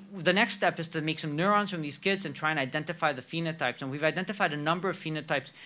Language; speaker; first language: English; non-native, fluent; Spanish